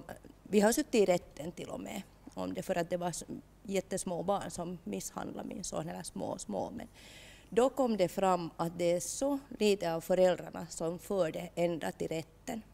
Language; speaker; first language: Swedish; non-native, local second language; Finnish